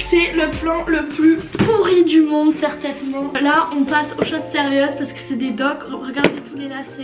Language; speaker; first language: French; native; French